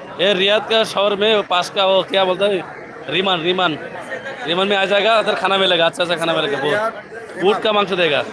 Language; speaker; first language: Hindi; non-native, learner; Bangla